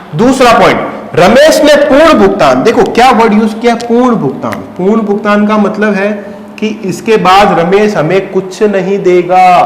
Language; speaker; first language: Hindi; native; Hindi